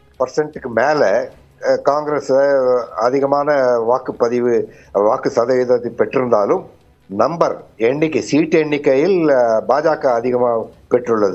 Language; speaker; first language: Tamil; native; Tamil